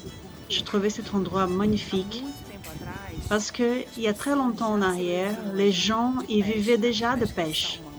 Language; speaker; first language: French; non-native, fluent; Portuguese